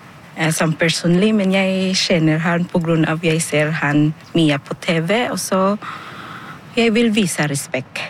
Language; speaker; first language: Norwegian; non-native, fluent; Filipino